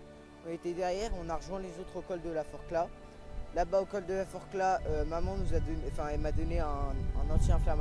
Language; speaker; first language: French; native; French